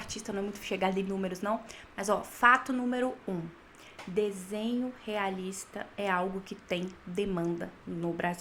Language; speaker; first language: Portuguese; native; Portuguese